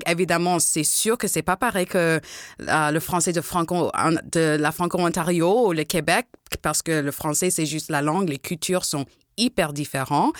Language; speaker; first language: French; non-native, local second language; English